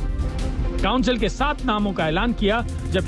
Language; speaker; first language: Hindi; native; Hindi